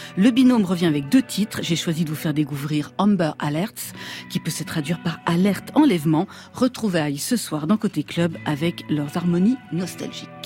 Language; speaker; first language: French; native; French